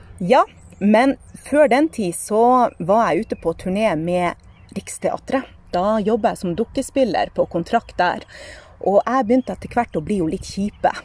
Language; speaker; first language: Norwegian; native; Norwegian